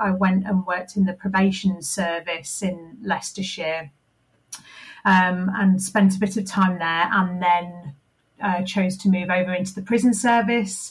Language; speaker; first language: English; native; English